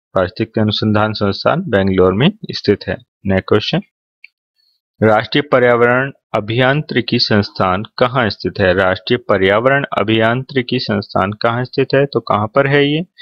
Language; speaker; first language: Hindi; native; Hindi